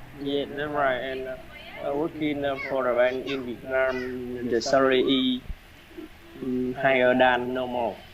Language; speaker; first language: English; non-native, learner; Vietnamese